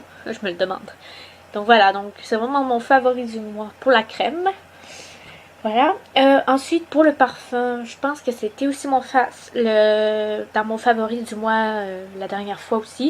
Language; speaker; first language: French; native; French